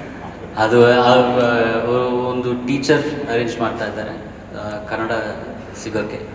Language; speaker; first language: Kannada; non-native, learner; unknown